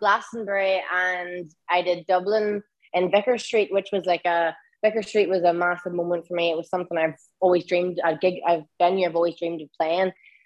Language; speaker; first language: English; native; English